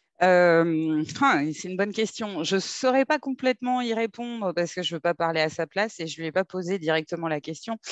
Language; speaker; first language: French; native; French